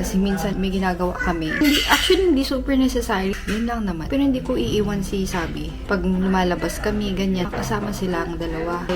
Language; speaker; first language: Filipino; native; Filipino